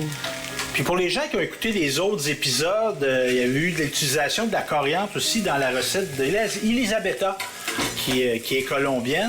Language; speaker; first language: French; native; French